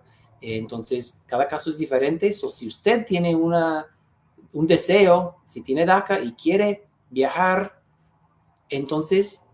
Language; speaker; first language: Spanish; non-native, fluent; English